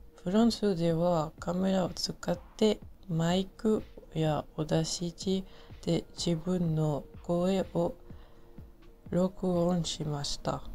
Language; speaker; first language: Japanese; non-native, learner; French